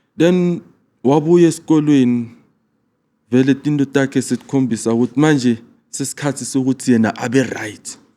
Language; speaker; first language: Zulu; non-native, local second language; Swati